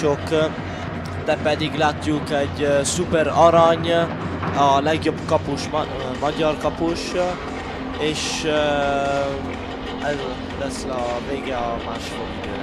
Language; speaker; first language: Hungarian; early bilingual, heritage; Hungarian